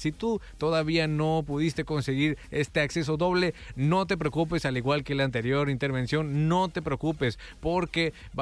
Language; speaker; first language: Spanish; native; Spanish